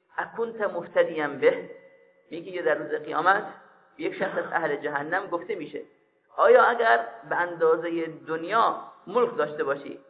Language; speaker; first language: Persian; native; Persian